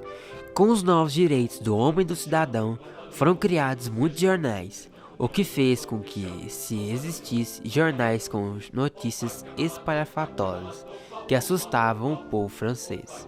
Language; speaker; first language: Portuguese; native; Portuguese